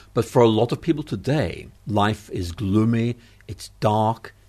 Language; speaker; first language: English; native; English